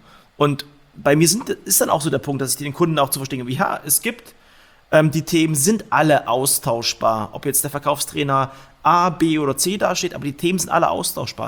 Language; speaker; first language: German; native; German